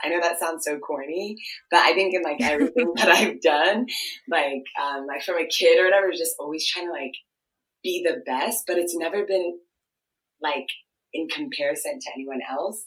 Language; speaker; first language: English; early bilingual, other home language; Akan